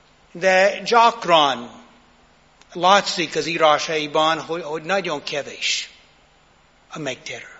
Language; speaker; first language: Hungarian; non-native, fluent; English